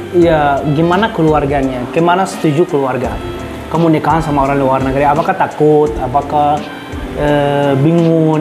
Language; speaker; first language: Indonesian; non-native, learner; Arabic